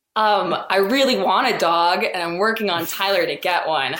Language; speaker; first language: English; native; English